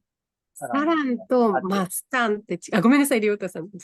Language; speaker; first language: Japanese; native; Japanese